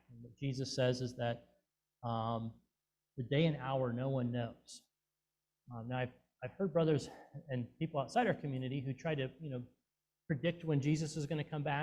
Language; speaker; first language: English; native; English